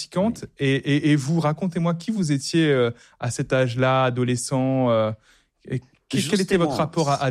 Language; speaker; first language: French; native; French